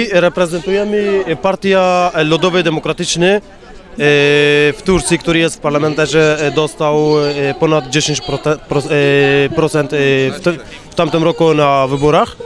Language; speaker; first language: Polish; non-native, fluent; Kurdish